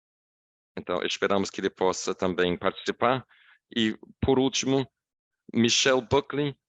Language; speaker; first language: Portuguese; non-native, fluent; English